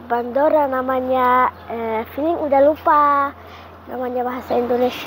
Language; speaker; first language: Indonesian; early bilingual, heritage; Indonesian